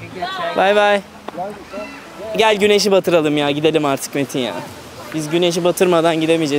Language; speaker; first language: Turkish; native; Turkish